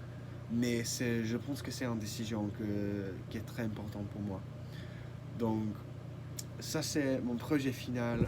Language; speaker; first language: French; non-native, learner; English